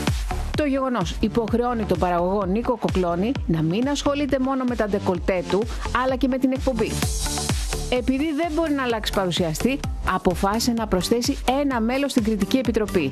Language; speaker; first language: Greek; native; Greek